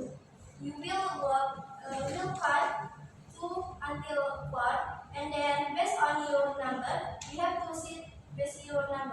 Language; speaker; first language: English; non-native, learner; Indonesian